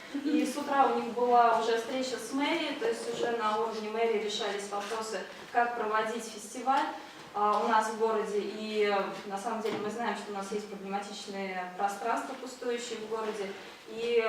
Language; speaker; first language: Russian; native; Russian